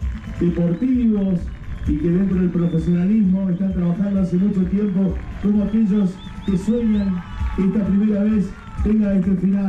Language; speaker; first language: Spanish; native; Spanish